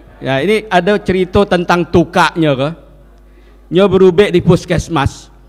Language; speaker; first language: Indonesian; native; Indonesian